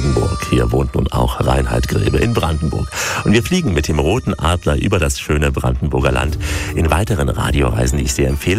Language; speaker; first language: German; native; German